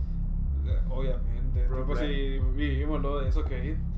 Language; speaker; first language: Spanish; native; Spanish